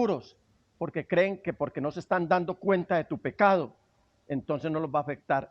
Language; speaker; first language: Spanish; native; Spanish